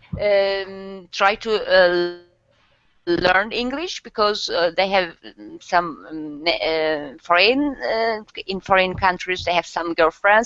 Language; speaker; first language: English; non-native, learner; Turkish